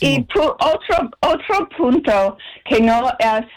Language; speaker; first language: Spanish; non-native, learner; English